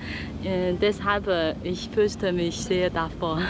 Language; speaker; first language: German; non-native, learner; Chinese